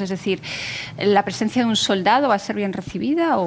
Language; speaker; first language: Spanish; native; Spanish